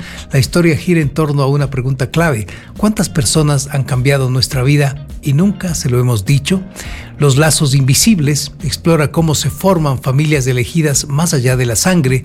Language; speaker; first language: Spanish; native; Spanish